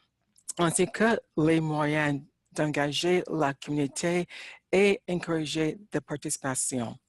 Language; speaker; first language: French; non-native, learner; English